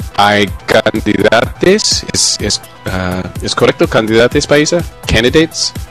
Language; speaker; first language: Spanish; non-native, learner; English